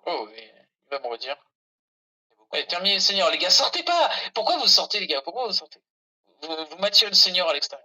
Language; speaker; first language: French; native; French